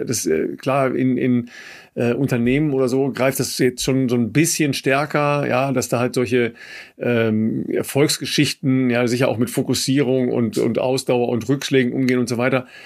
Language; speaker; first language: German; native; German